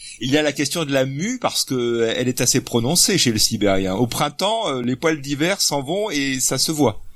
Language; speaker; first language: French; native; French